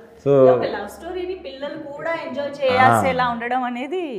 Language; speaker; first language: Telugu; native; Telugu